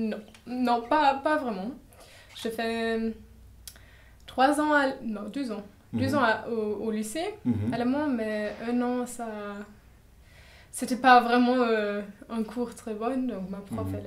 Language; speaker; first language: French; non-native, fluent; German